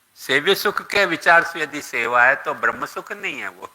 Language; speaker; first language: Hindi; non-native, local second language; Gujarati